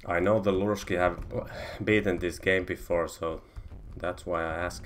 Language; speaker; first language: English; non-native, fluent; Finnish